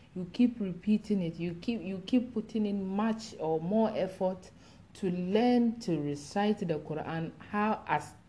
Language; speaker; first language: English; non-native, local second language; Akan